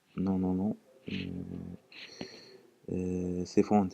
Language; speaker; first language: French; non-native, local second language; Arabic